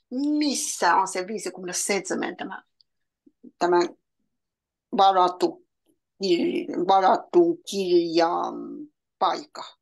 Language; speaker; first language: Finnish; non-native, learner; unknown